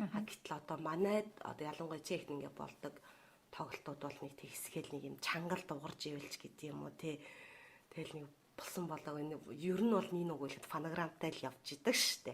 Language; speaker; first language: Mongolian; native; Mongolian